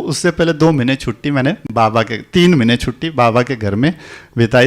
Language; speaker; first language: Hindi; native; Hindi